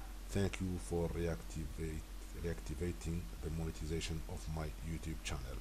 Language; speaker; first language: English; non-native, learner; Arabic